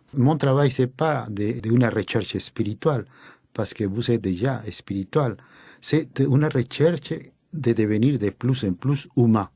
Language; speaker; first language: French; non-native, fluent; Spanish